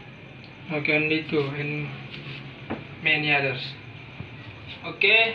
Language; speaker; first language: English; non-native, learner; Indonesian